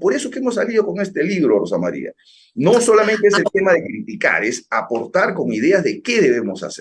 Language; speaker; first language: Spanish; native; Spanish